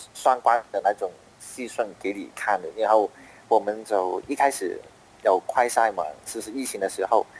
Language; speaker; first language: Chinese; non-native, fluent; Cantonese